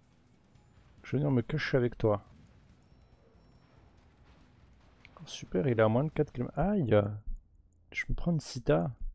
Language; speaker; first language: French; native; French